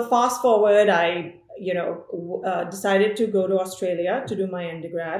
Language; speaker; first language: English; non-native, local second language; Punjabi